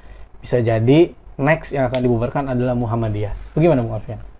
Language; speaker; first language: Indonesian; native; Indonesian